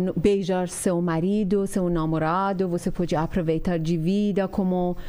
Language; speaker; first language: Portuguese; non-native, learner; Persian